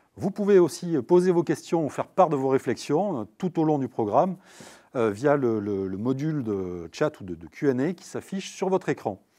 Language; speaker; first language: French; native; French